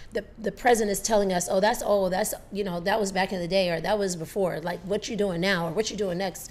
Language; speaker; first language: English; native; English